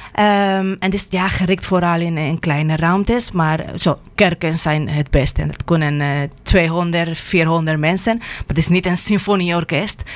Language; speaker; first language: Dutch; non-native, fluent; Spanish